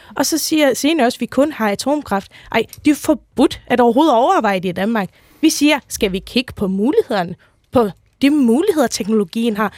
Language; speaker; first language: Danish; native; Danish